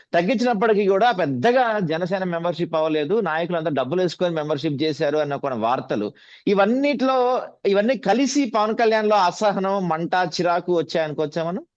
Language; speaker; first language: Telugu; native; Telugu